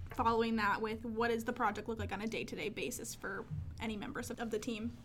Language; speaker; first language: English; native; English